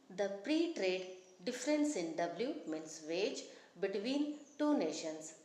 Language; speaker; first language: English; non-native, local second language; Kannada